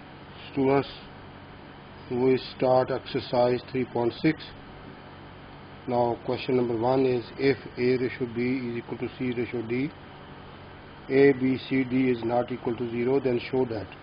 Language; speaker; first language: English; non-native, local second language; Urdu